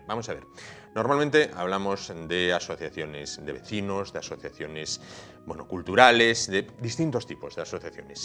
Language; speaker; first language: Spanish; native; Spanish